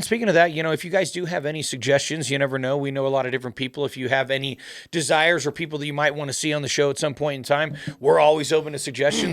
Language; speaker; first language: English; native; English